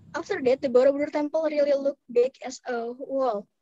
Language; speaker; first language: English; non-native, fluent; Indonesian